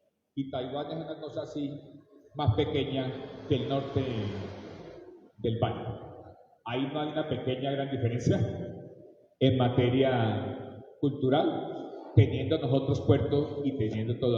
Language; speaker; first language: Spanish; native; Spanish